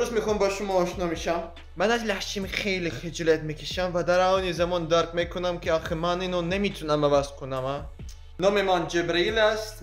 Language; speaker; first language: Persian; non-native, learner; Russian